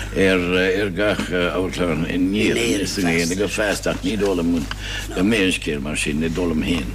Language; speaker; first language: Irish; non-native, fluent; English